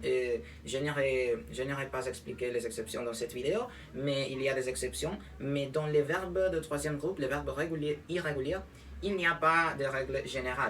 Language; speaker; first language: French; non-native, learner; Spanish